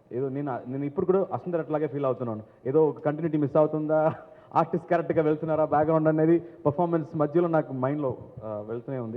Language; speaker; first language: Telugu; non-native, learner; Tamil